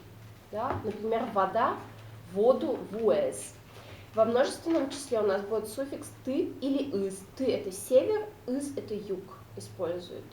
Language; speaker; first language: Russian; non-native, local second language; Udmurt